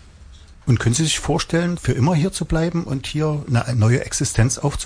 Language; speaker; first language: German; native; German